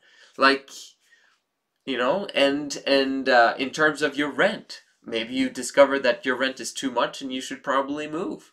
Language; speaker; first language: English; native; English